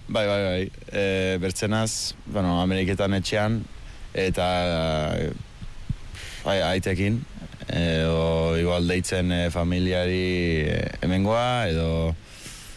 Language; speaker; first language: Basque; early bilingual, heritage; Basque